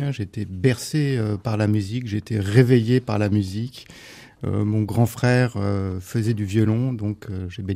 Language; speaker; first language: French; native; French